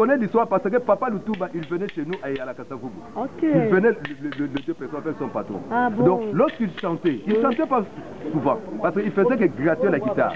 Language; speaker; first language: French; non-native, local second language; Lingala